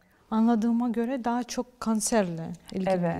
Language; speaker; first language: Turkish; non-native, fluent; Ukrainian